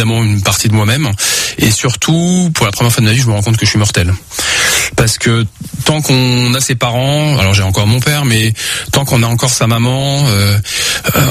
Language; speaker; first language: French; native; French